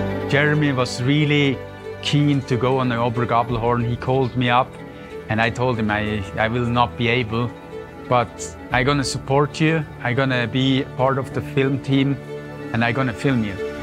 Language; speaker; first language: English; non-native, fluent; Swiss German